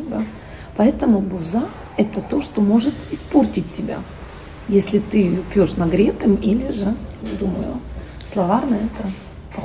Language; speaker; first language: Russian; native; Russian